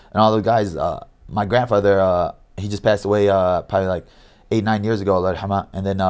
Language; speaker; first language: English; native; English